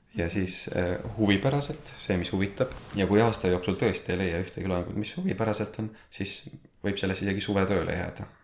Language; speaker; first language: Estonian; native; Estonian